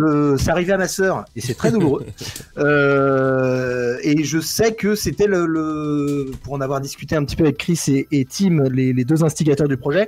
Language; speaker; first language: French; native; French